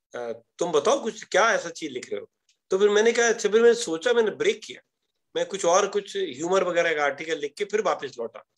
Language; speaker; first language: Hindi; native; Hindi